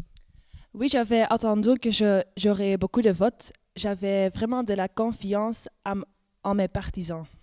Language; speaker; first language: French; non-native, local second language; Dutch